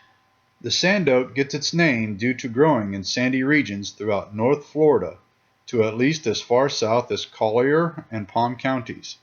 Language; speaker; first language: English; native; English